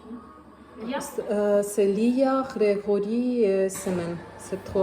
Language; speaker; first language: French; non-native, learner; Ukrainian